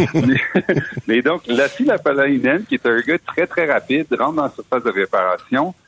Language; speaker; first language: French; native; French